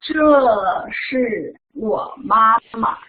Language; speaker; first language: Chinese; non-native, fluent; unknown